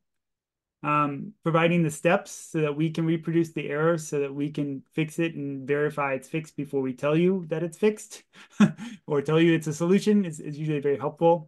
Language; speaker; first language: English; native; English